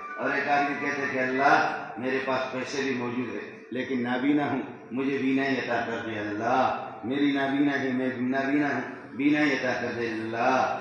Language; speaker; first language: Urdu; non-native, local second language; Brahui